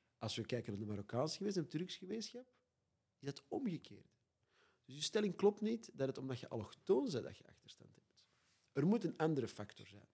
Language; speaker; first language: Dutch; native; Dutch